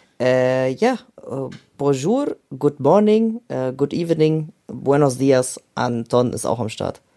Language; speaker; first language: German; early bilingual, other home language; Russian